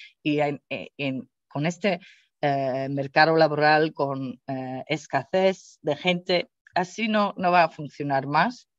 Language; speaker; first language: Spanish; non-native, fluent; Dutch